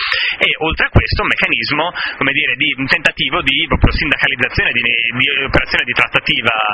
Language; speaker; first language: Italian; native; Italian